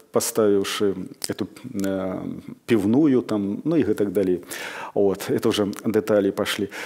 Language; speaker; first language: Russian; non-native, local second language; Belarusian